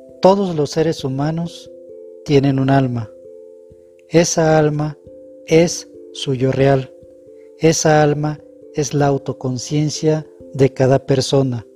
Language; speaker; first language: Spanish; native; Spanish